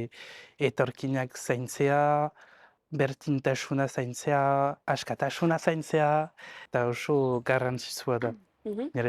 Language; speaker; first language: Basque; non-native, learner; French